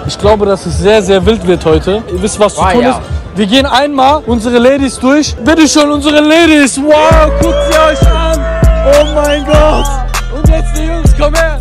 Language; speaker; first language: German; native; German